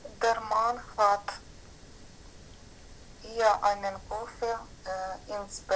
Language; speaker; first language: German; non-native, learner; Ukrainian